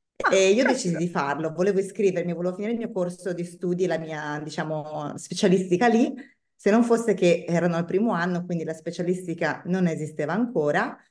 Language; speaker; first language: Italian; native; Italian